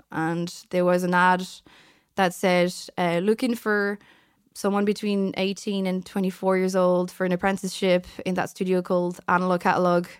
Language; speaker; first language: English; non-native, fluent; French